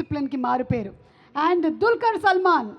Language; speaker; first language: Telugu; native; Telugu